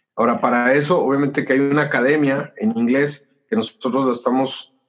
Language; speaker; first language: Spanish; native; Spanish